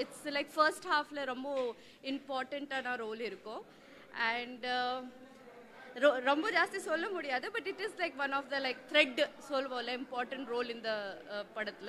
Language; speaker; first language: Tamil; non-native, learner; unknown